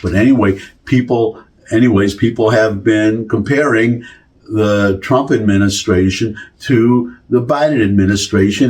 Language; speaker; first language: English; native; English